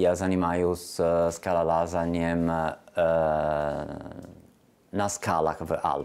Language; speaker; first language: Russian; non-native, learner; Italian